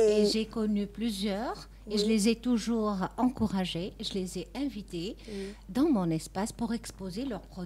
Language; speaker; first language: French; non-native, local second language; Arabic